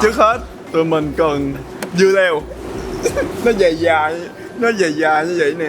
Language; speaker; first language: Vietnamese; native; Vietnamese